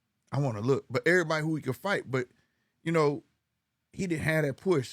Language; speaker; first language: English; native; English